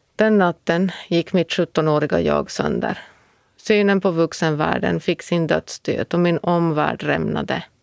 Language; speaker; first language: Swedish; native; Swedish